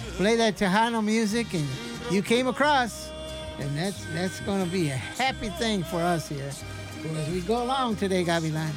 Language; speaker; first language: English; early bilingual, other home language; Spanish